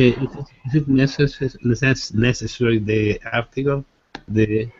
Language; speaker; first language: English; non-native, learner; Italian